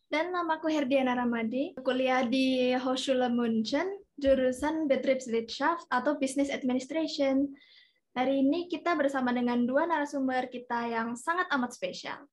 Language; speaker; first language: Indonesian; native; Indonesian